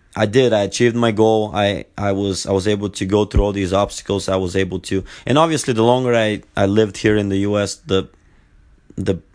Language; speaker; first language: English; non-native, fluent; Bulgarian